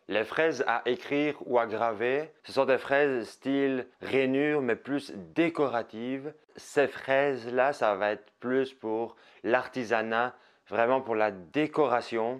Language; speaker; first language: French; native; French